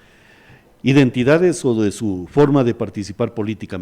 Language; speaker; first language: Spanish; native; Spanish